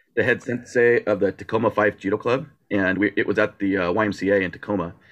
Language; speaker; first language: English; early bilingual, other home language; Japanese